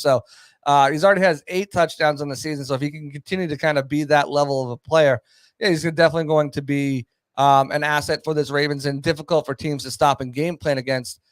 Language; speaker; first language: English; native; English